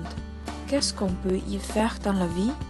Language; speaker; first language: French; non-native, learner; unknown